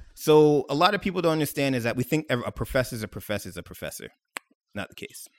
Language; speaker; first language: English; native; English